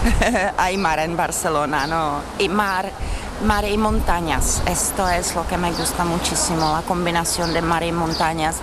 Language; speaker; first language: Spanish; non-native, fluent; Czech